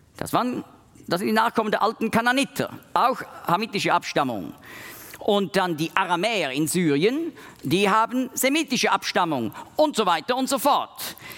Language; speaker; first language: German; native; German